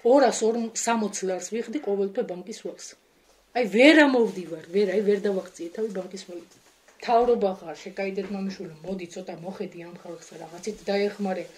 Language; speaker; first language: Georgian; native; Georgian